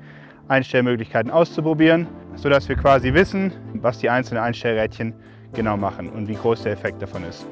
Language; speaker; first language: German; native; German